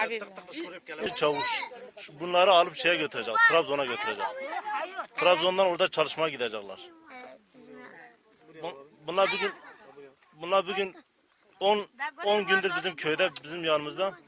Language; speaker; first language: Turkish; non-native, local second language; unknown